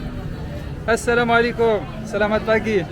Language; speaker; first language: Indonesian; non-native, learner; French